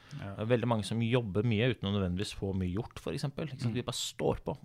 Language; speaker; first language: Norwegian; native; Norwegian